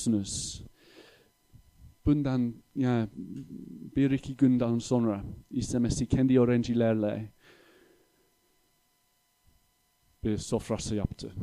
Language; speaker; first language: Turkish; non-native, fluent; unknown